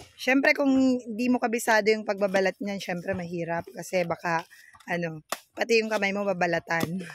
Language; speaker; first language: Filipino; non-native, local second language; Bikol